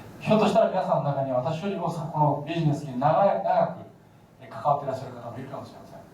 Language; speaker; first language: Japanese; native; Japanese